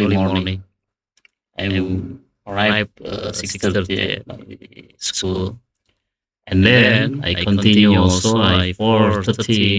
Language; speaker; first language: English; non-native, learner; Indonesian